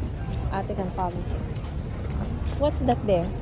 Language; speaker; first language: English; non-native, local second language; Filipino